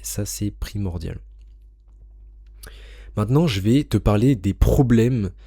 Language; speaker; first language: French; native; French